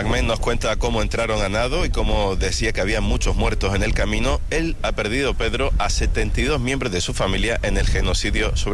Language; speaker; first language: Spanish; native; Spanish